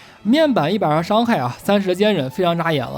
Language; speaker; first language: Chinese; native; Chinese